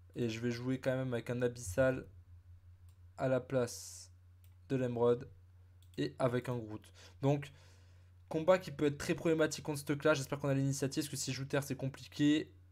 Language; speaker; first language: French; native; French